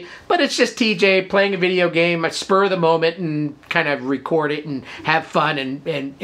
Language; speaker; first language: English; native; English